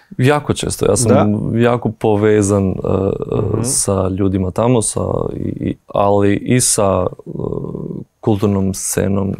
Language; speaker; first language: Croatian; non-native, fluent; Albanian